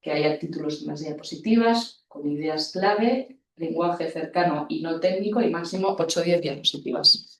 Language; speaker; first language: Spanish; non-native, local second language; Basque